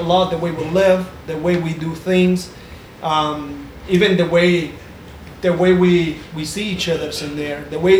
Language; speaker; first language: English; non-native, fluent; Spanish